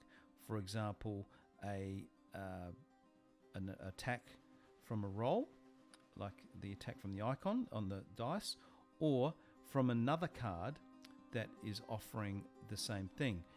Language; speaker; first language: English; native; English